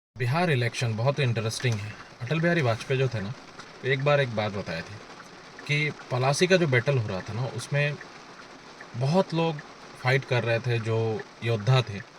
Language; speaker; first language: Hindi; native; Hindi